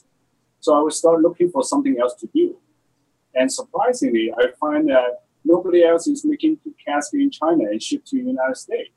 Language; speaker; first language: English; non-native, local second language; Cantonese